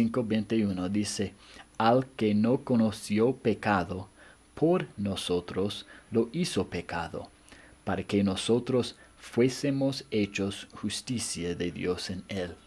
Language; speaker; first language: Spanish; non-native, fluent; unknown